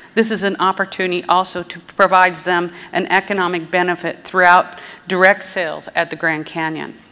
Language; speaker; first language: English; native; English